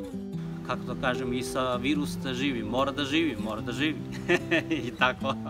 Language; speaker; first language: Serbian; non-native, learner; Chinese